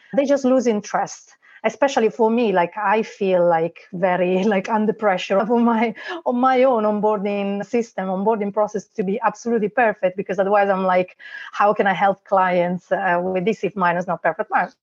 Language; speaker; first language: English; non-native, fluent; Italian